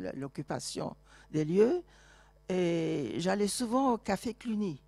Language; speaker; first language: French; non-native, fluent; Turkish